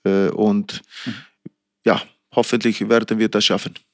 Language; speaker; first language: German; non-native, fluent; Icelandic